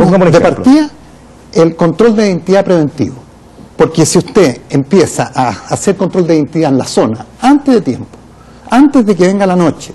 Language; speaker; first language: Spanish; native; Spanish